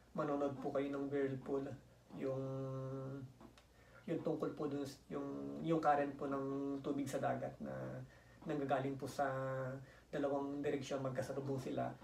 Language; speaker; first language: Filipino; native; Filipino